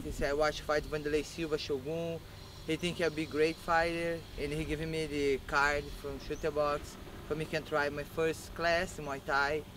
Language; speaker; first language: English; non-native, learner; Portuguese